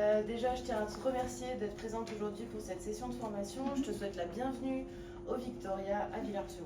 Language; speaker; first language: French; native; French